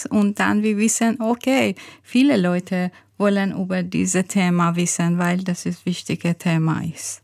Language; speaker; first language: German; non-native, learner; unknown